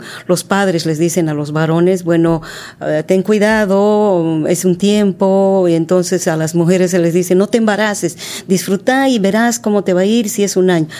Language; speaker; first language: Spanish; native; Spanish